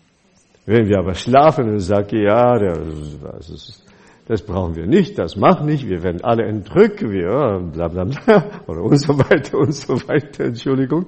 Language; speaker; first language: German; non-native, fluent; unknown